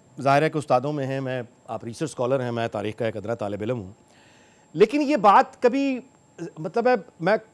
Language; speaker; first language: Urdu; native; Urdu